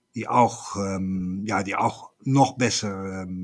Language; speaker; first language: German; non-native, fluent; Dutch